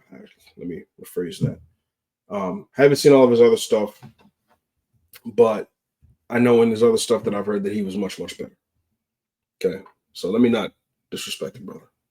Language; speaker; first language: English; native; English